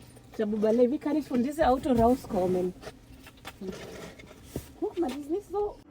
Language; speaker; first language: German; non-native, learner; Swahili